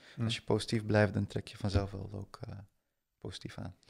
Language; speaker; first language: Dutch; native; Dutch